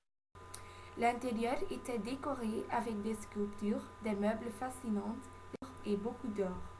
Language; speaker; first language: French; non-native, learner; Dutch